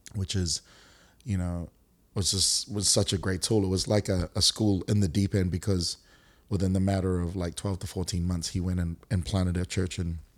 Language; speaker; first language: English; native; English